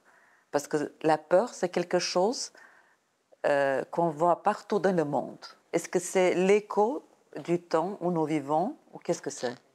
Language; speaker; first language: French; non-native, fluent; Serbian